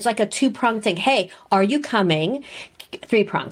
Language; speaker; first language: English; native; English